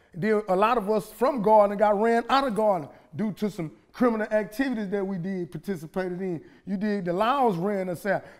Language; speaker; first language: English; native; English